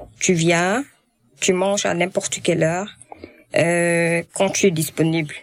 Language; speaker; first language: French; non-native, local second language; Wolof